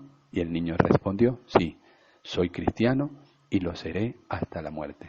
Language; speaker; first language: Spanish; native; Spanish